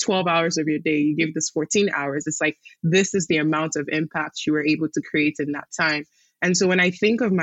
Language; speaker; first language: English; non-native, local second language; Igbo